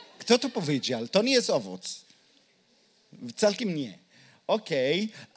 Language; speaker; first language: Polish; non-native, learner; Hebrew